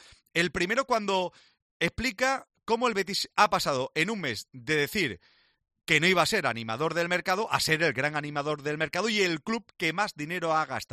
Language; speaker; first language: Spanish; native; Spanish